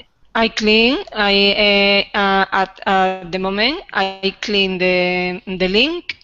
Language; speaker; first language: English; non-native, learner; Spanish